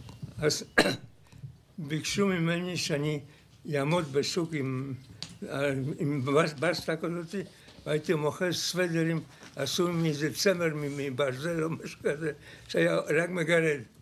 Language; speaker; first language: Hebrew; non-native, fluent; Polish